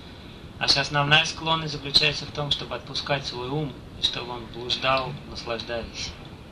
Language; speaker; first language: Russian; native; Russian